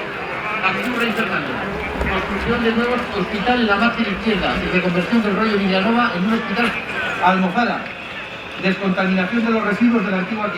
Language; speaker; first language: Spanish; native; Spanish